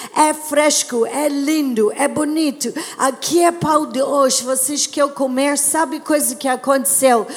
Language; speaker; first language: Portuguese; non-native, learner; English